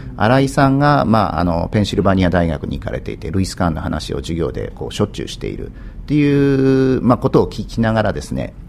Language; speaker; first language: Japanese; native; Japanese